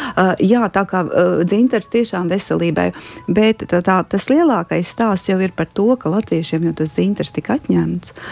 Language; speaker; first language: Latvian; native; Latvian